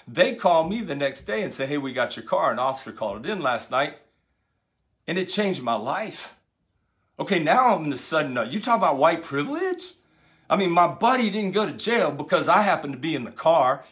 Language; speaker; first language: English; native; English